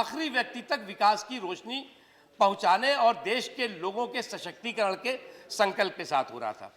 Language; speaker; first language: Hindi; native; Hindi